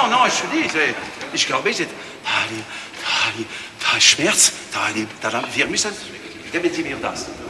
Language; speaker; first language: German; non-native, learner; French